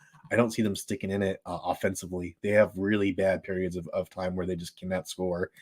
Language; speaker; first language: English; native; English